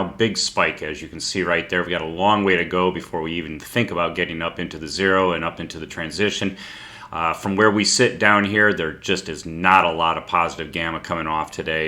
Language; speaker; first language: English; native; English